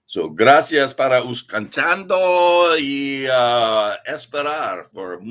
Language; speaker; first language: Spanish; non-native, learner; English